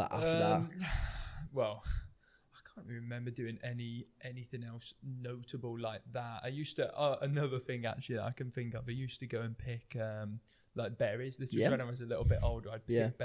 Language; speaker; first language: English; native; English